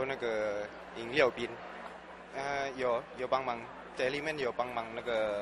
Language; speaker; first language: Chinese; non-native, learner; Indonesian